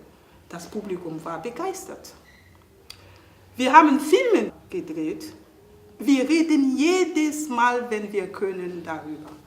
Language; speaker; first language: German; non-native, fluent; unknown